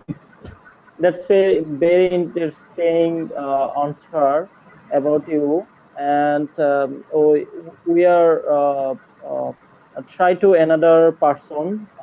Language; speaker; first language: English; non-native, learner; Bangla